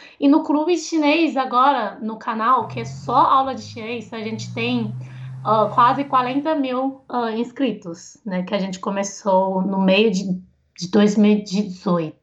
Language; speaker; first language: Portuguese; non-native, fluent; Chinese